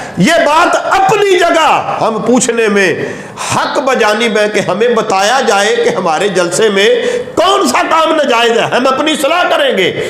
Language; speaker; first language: Urdu; non-native, local second language; Punjabi